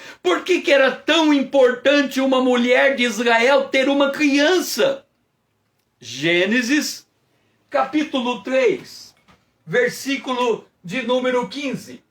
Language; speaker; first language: Portuguese; native; Portuguese